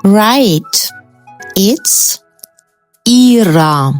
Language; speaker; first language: English; non-native, fluent; Russian